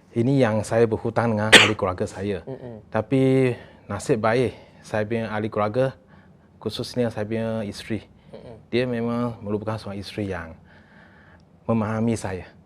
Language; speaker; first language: Malay; non-native, local second language; Chinese